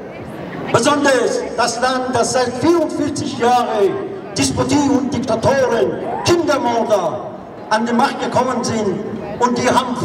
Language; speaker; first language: German; non-native, fluent; Persian